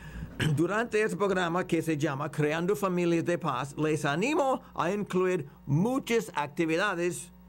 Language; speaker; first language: Spanish; non-native, fluent; English